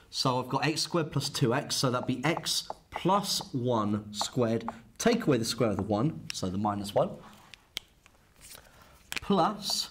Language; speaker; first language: English; native; English